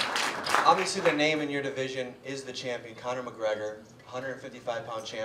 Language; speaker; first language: English; native; English